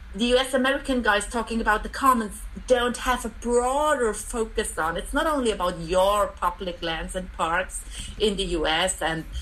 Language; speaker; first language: English; non-native, fluent; German